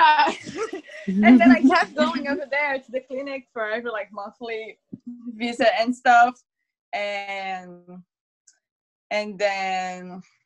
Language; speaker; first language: English; non-native, fluent; Portuguese